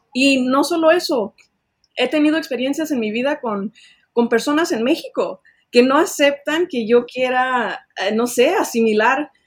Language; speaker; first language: Spanish; early bilingual, heritage; Spanish